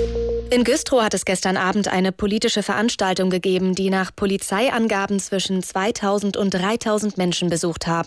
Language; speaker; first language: German; native; German